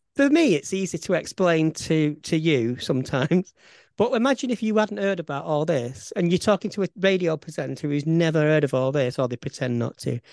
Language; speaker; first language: English; native; English